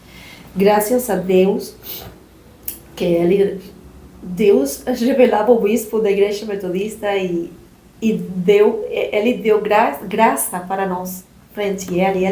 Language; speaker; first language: Portuguese; non-native, learner; Spanish